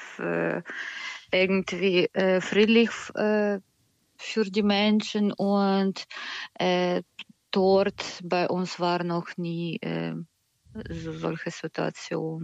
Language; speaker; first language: German; non-native, learner; Ukrainian